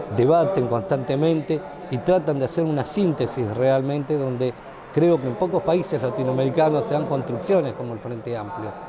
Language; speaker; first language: Spanish; native; Spanish